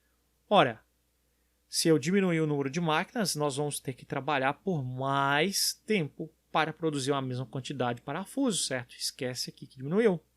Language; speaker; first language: Portuguese; native; Portuguese